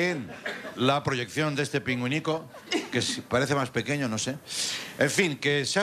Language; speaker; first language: Spanish; native; Spanish